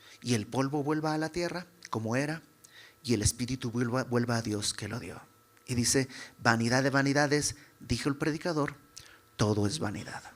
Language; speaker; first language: Spanish; native; Spanish